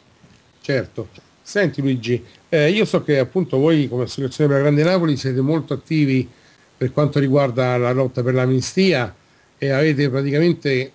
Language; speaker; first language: Italian; native; Italian